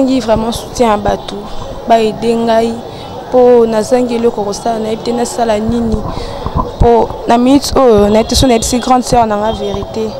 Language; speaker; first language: Lingala; non-native, local second language; Luba-Lulua